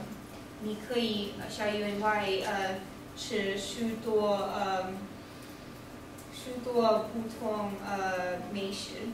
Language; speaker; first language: Chinese; non-native, learner; English